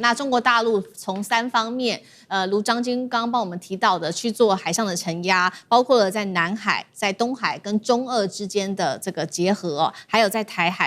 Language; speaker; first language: Chinese; native; Chinese